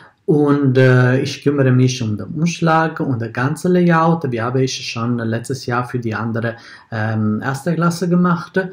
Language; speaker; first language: German; non-native, fluent; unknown